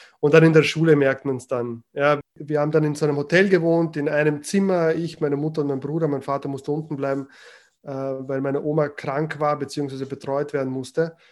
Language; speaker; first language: German; early bilingual, other home language; Croatian